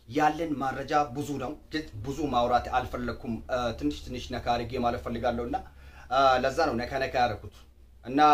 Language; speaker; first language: Amharic; non-native, local second language; Oromo